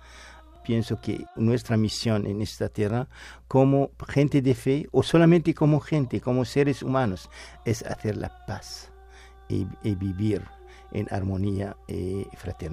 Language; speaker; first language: Spanish; non-native, fluent; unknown